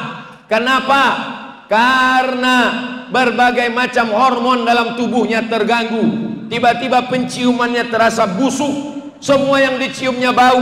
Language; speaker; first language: Indonesian; native; Indonesian